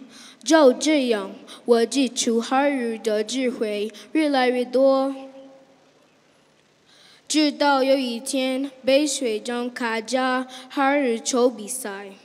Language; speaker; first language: Chinese; non-native, learner; English